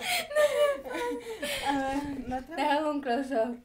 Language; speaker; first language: Spanish; native; Spanish